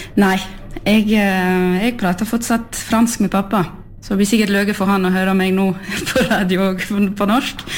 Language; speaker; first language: Norwegian; early bilingual, heritage; French